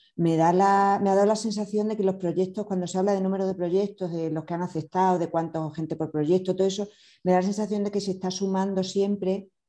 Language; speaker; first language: Spanish; native; Spanish